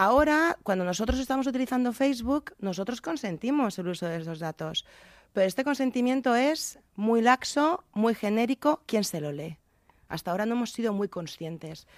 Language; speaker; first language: Spanish; native; Spanish